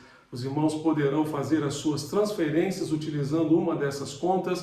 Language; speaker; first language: Portuguese; native; Portuguese